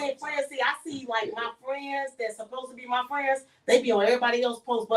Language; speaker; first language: English; native; English